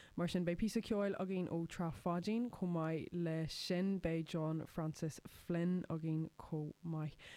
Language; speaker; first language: Irish; non-native, local second language; English